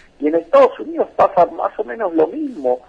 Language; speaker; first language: Spanish; native; Spanish